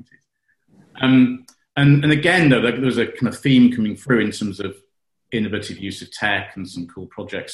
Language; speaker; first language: English; native; English